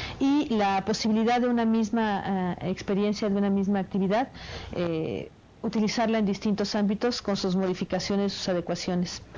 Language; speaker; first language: Spanish; native; Spanish